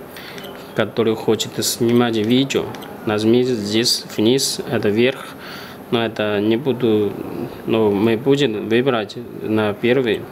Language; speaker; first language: Russian; non-native, learner; Chinese